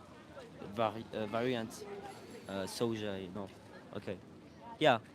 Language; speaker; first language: English; non-native, learner; French